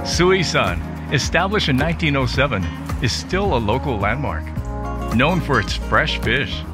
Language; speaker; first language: English; native; English